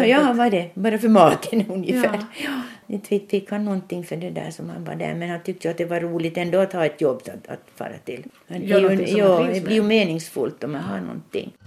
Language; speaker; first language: Swedish; native; Swedish